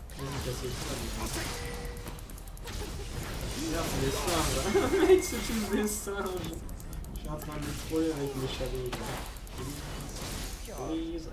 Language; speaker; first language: French; native; French